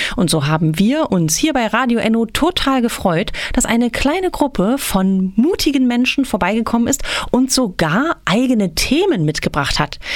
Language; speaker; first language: German; native; German